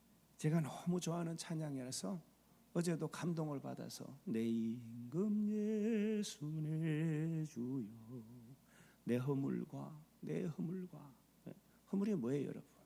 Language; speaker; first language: Korean; native; Korean